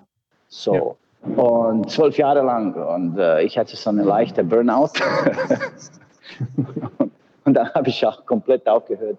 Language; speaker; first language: German; non-native, fluent; Bosnian